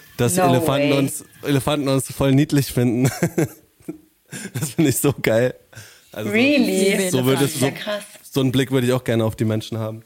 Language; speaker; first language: German; native; German